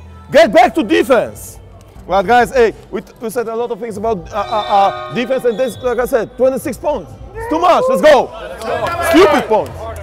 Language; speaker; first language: English; non-native, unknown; Polish